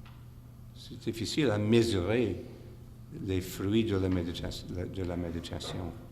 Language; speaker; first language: French; non-native, fluent; English